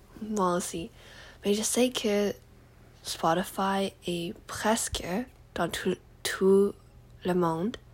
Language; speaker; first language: French; non-native, learner; English